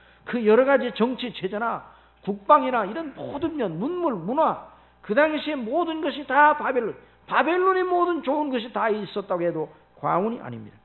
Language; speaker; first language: Korean; native; Korean